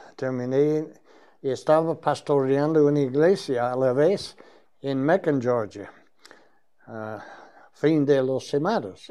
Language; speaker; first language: Spanish; non-native, fluent; English